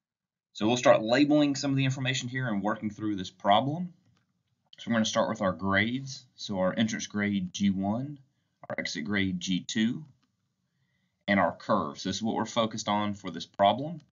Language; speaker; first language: English; native; English